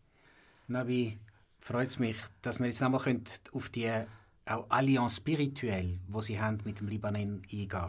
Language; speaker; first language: German; native; German